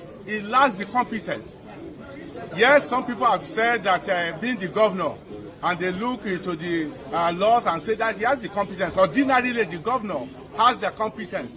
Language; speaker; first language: English; non-native, local second language; Yoruba